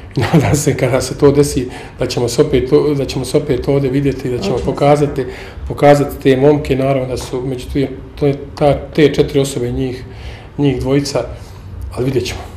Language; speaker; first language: Bosnian; native; Bosnian